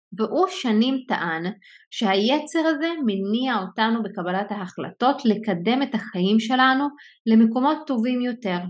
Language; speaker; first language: Hebrew; non-native, local second language; Arabic